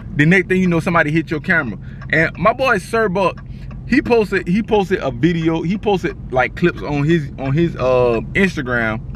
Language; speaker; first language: English; native; English